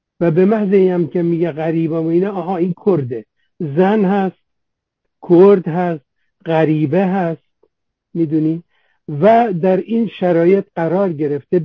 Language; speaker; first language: Persian; non-native, local second language; Central Kurdish